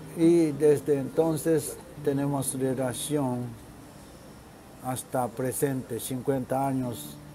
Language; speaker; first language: Spanish; non-native, learner; Japanese